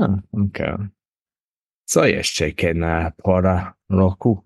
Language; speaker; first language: Polish; non-native, learner; English